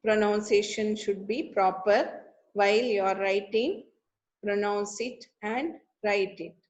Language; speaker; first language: English; non-native, local second language; Kannada